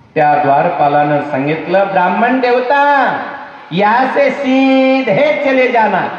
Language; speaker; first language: Hindi; non-native, local second language; Marathi